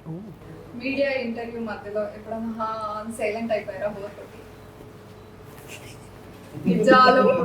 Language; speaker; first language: Telugu; native; Telugu